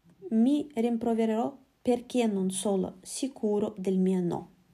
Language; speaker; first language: Italian; non-native, fluent; Russian